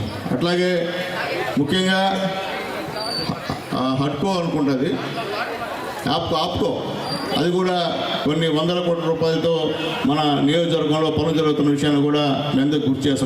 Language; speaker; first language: Telugu; native; Telugu